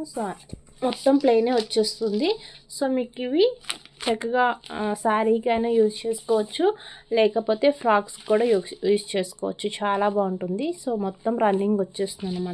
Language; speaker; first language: Telugu; native; Telugu